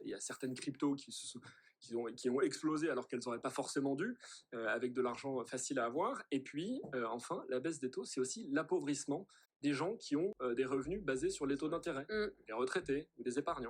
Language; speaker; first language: French; native; French